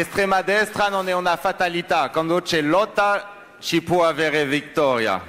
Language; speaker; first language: Italian; non-native, learner; French